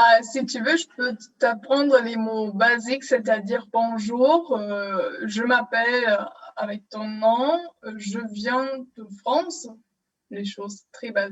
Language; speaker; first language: French; non-native, fluent; German